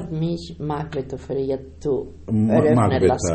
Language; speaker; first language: German; non-native, learner; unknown